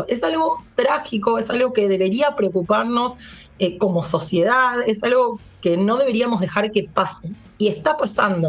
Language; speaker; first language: Spanish; native; Spanish